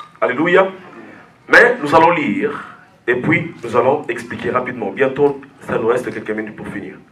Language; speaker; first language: French; non-native, local second language; Lingala